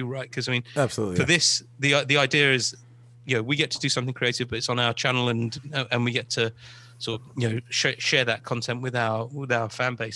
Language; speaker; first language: English; native; English